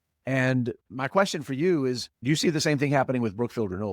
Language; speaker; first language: English; native; English